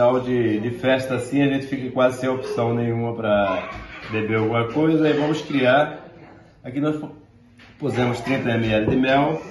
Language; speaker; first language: Portuguese; native; Portuguese